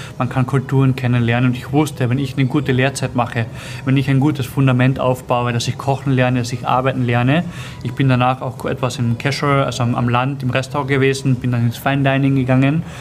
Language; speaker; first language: German; native; German